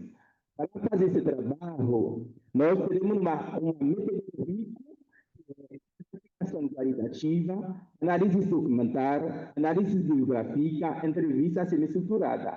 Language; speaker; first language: Portuguese; non-native, fluent; Haitian Creole